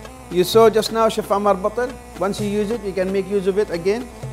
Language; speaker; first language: English; non-native, local second language; Malay